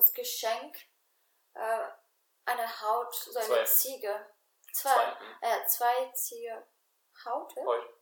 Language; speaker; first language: German; non-native, fluent; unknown